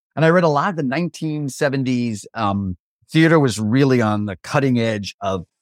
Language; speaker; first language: English; native; English